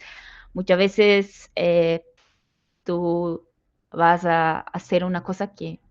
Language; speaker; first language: Spanish; non-native, fluent; Portuguese